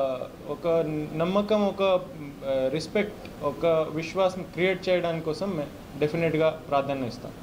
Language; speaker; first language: Telugu; non-native, fluent; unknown